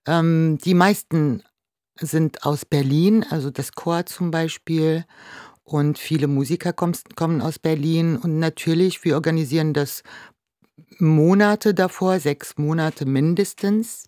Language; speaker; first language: German; non-native, fluent; Arabic